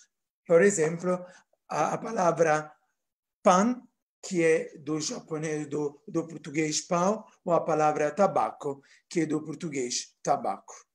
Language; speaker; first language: Portuguese; non-native, fluent; Italian